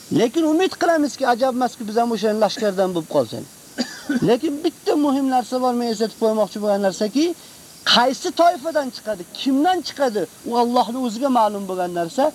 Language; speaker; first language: Uzbek; native; Uzbek